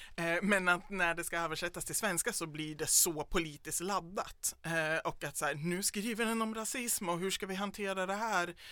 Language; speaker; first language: Swedish; native; Swedish